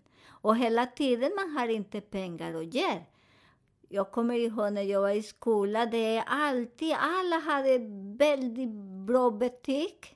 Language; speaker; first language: Swedish; non-native, learner; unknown